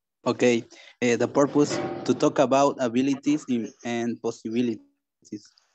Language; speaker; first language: English; non-native, learner; Spanish